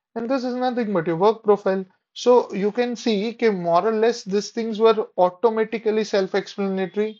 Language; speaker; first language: English; non-native, local second language; Gujarati